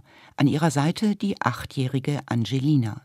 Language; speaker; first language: German; native; German